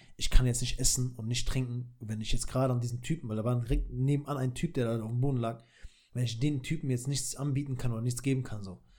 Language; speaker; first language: German; early bilingual, other home language; Albanian